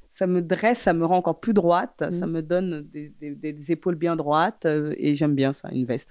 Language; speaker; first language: French; early bilingual, other home language; Fula